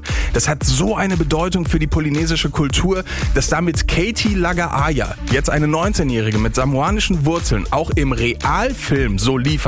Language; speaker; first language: German; native; German